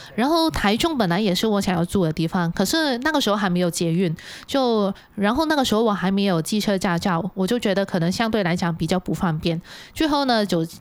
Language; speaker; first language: Chinese; non-native, local second language; Cantonese